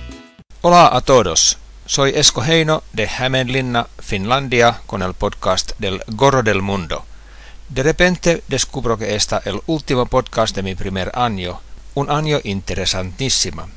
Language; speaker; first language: Spanish; non-native, fluent; Finnish